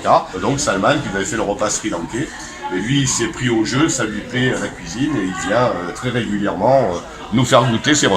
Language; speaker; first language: French; native; French